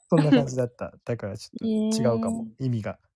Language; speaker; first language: Japanese; native; Japanese